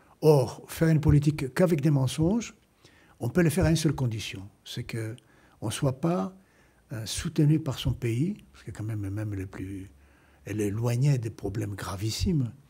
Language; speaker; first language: French; non-native, fluent; Greek